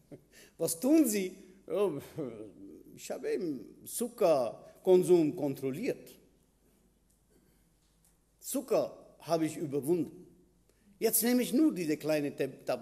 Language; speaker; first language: German; non-native, fluent; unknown